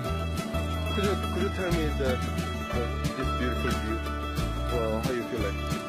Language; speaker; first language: English; non-native, learner; Korean